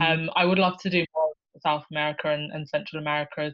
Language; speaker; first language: English; native; English